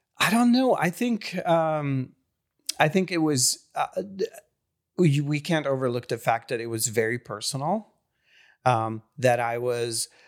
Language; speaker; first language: English; non-native, fluent; Hungarian